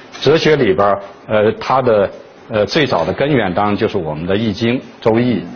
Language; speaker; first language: Chinese; native; Chinese